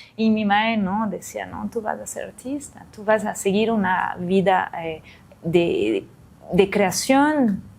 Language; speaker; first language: Spanish; non-native, fluent; French